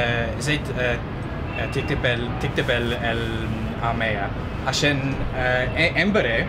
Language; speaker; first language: Arabic; non-native, learner; English